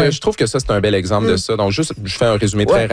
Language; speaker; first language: French; native; French